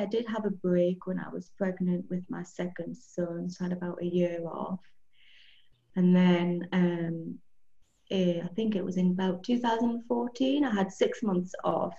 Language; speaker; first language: English; native; English